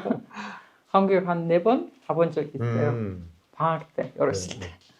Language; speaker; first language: Korean; non-native, fluent; Kyrgyz